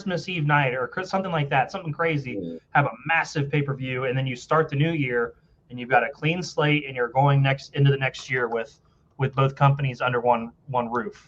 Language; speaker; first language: English; native; English